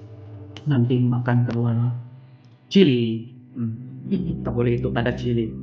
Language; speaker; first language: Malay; non-native, learner; Filipino